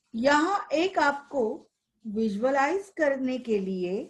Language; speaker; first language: Hindi; non-native, local second language; Marathi